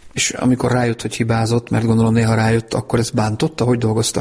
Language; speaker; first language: Hungarian; native; Hungarian